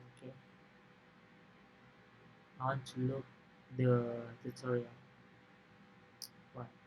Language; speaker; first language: English; non-native, learner; Indonesian